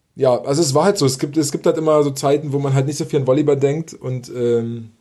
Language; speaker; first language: German; native; German